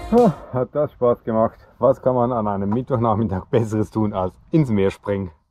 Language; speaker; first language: German; native; German